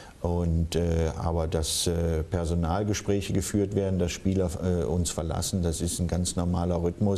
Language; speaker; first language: German; native; German